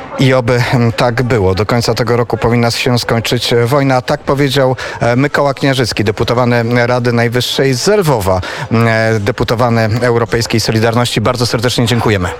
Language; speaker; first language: Polish; native; Polish